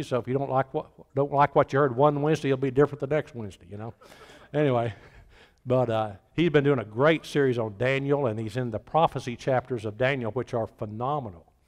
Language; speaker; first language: English; native; English